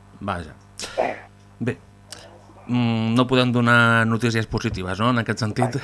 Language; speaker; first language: Catalan; native; Catalan